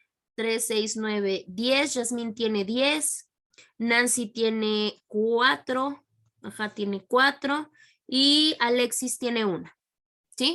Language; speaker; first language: Spanish; native; Spanish